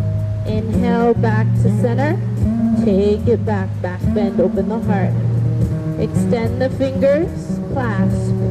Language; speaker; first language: English; native; English